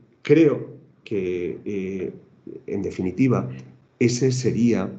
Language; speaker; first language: Spanish; native; Spanish